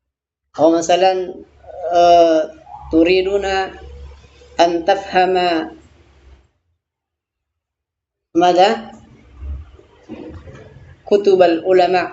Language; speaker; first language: Arabic; non-native, fluent; Indonesian